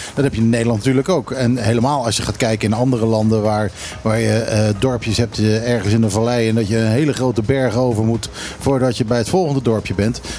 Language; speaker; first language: Dutch; native; Dutch